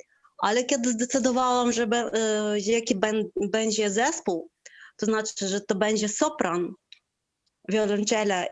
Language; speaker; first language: Polish; non-native, fluent; Ukrainian